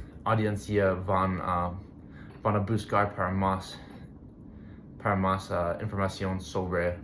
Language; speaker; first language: Spanish; non-native, learner; English